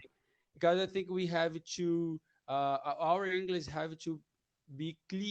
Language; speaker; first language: English; non-native, learner; Portuguese